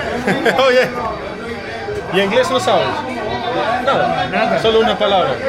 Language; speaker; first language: Spanish; non-native, learner; English